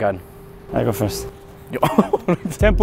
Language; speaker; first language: English; non-native, fluent; Spanish